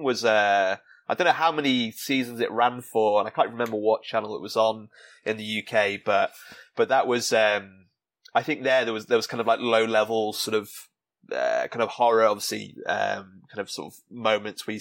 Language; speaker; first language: English; native; English